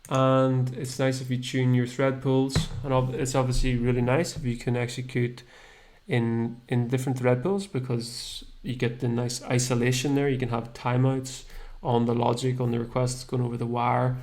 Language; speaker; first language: English; native; English